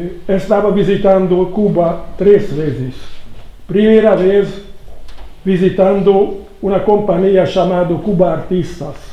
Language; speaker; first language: Portuguese; non-native, learner; Hungarian